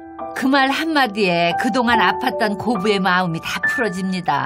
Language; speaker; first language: Korean; native; Korean